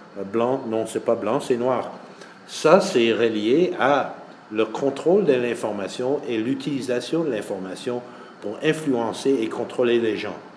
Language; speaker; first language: French; non-native, fluent; English